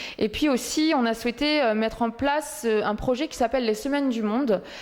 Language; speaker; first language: French; native; French